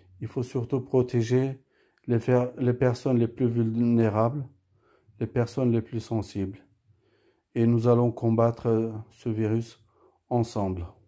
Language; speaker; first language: French; early bilingual, other home language; Turkish